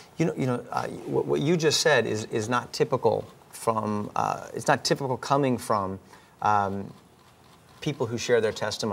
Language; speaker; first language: English; native; English